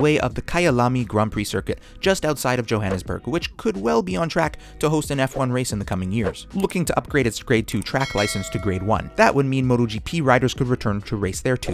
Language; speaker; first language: English; native; English